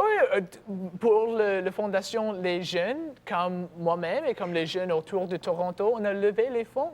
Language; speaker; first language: French; non-native, learner; English